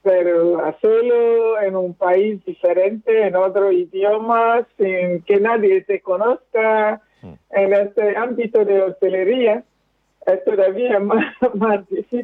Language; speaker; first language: Spanish; non-native, fluent; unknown